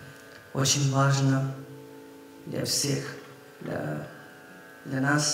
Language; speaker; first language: Russian; non-native, learner; Hindi